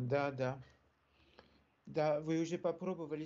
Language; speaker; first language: Russian; non-native, learner; French